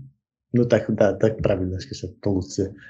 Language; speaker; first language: Russian; non-native, learner; Spanish